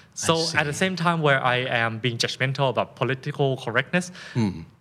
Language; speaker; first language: English; non-native, fluent; Thai